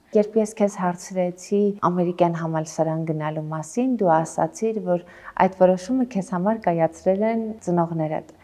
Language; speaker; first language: Armenian; native; Armenian